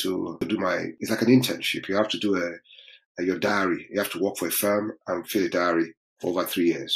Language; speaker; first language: English; non-native, local second language; Yoruba